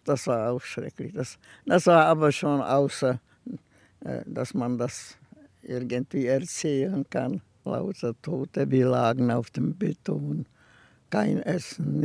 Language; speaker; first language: German; non-native, fluent; Czech